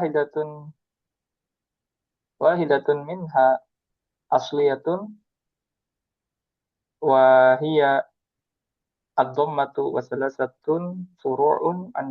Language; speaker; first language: Arabic; non-native, learner; Indonesian